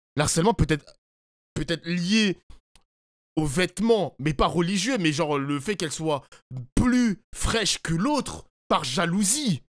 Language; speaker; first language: French; native; French